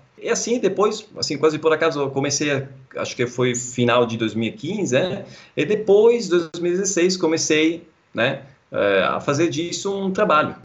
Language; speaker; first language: Portuguese; non-native, fluent; Italian